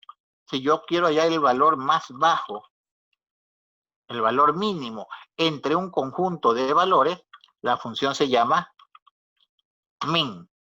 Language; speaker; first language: Spanish; native; Spanish